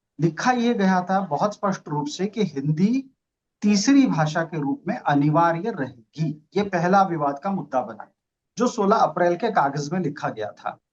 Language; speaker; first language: Hindi; non-native, local second language; Marathi